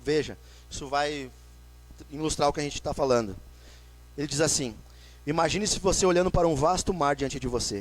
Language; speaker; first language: Portuguese; native; Portuguese